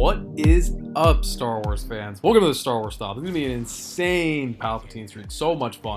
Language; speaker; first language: English; native; English